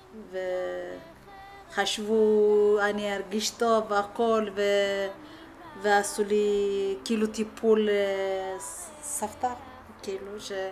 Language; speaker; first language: Hebrew; non-native, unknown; Amharic